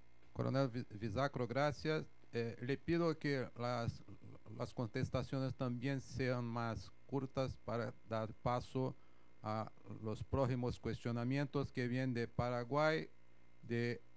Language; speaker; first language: Spanish; non-native, fluent; Portuguese